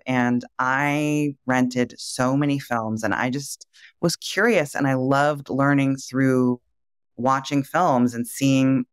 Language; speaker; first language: English; native; English